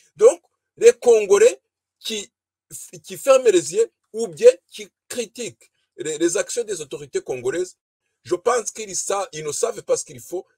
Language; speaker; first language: French; non-native, local second language; Kinyarwanda